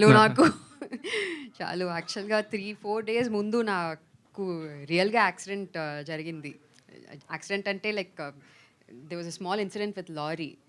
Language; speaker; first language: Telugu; non-native, fluent; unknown